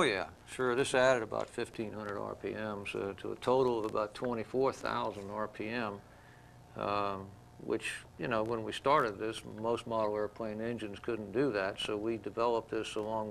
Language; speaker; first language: English; native; English